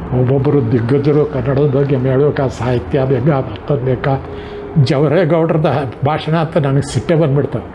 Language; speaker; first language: Kannada; non-native, local second language; Marathi